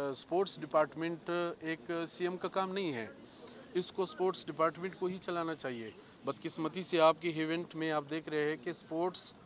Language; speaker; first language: Urdu; non-native, local second language; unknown